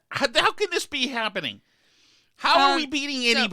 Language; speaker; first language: English; native; English